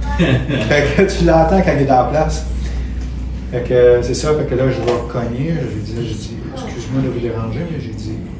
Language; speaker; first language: French; native; French